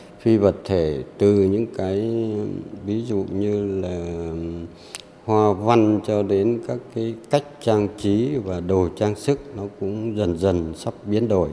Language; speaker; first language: Vietnamese; non-native, local second language; Iu Mien